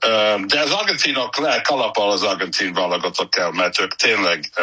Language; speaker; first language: Hungarian; non-native, fluent; English